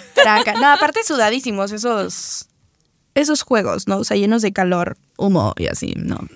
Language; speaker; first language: Spanish; native; Spanish